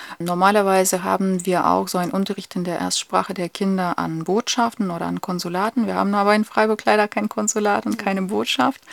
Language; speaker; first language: German; non-native, fluent; Russian